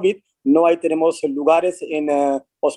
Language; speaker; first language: Spanish; non-native, fluent; Hindi